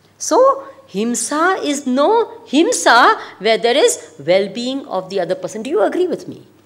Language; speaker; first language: English; non-native, local second language; Gujarati